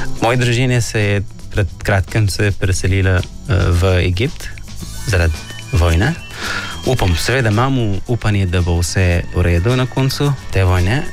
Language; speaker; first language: Slovenian; non-native, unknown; Arabic